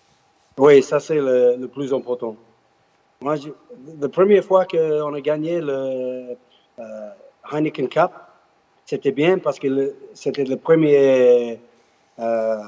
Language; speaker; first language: French; non-native, learner; English